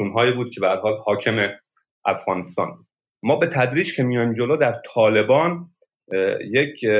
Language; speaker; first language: Persian; native; Persian